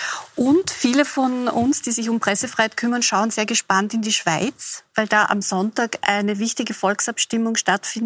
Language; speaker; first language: German; native; German